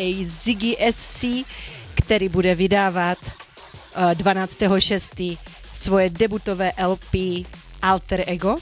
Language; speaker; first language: Czech; native; Czech